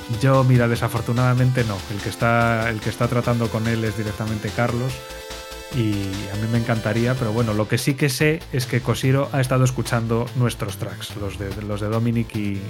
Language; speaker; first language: Spanish; native; Spanish